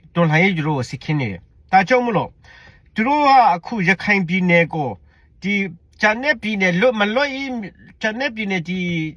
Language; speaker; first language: Burmese; non-native, local second language; Hakha Chin